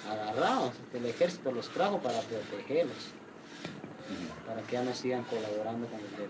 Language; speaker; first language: Spanish; native; Spanish